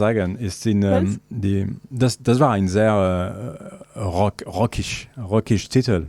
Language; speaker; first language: German; non-native, learner; French